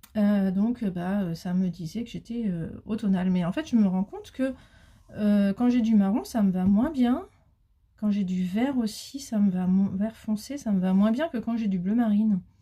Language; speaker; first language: French; native; French